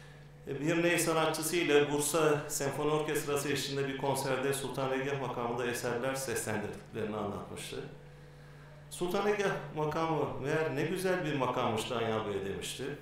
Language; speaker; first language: Turkish; native; Turkish